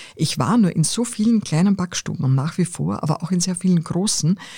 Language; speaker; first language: German; native; German